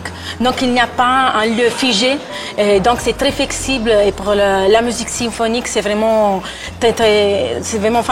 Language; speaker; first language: French; non-native, fluent; Italian